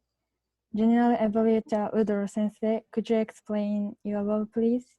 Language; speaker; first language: English; non-native, learner; Japanese